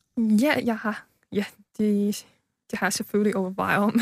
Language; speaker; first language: Danish; non-native, learner; Chinese